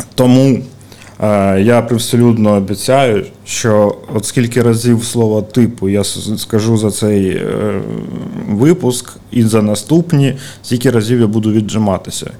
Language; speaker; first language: Ukrainian; native; Ukrainian